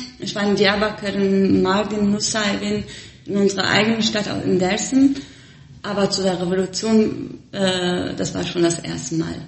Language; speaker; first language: German; early bilingual, other home language; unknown